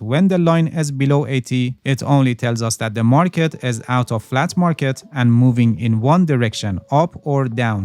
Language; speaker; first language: English; non-native, fluent; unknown